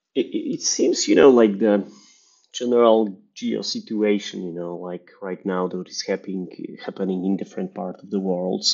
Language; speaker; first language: English; non-native, fluent; Polish